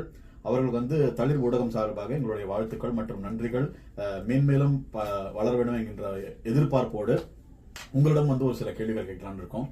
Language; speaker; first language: Tamil; native; Tamil